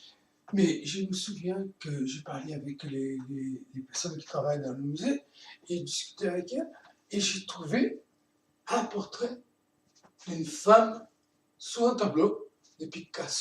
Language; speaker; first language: French; non-native, fluent; Portuguese